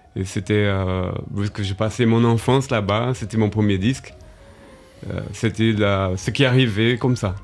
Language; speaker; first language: French; early bilingual, other home language; Portuguese